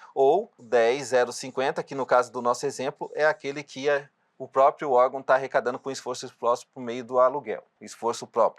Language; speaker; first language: Portuguese; native; Portuguese